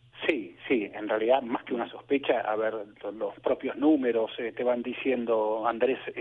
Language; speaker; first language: Spanish; native; Spanish